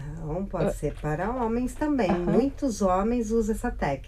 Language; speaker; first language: Spanish; non-native, learner; Portuguese